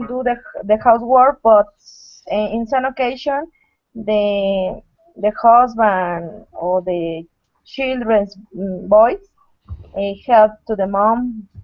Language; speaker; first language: English; non-native, learner; Spanish